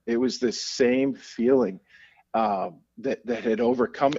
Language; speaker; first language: English; native; English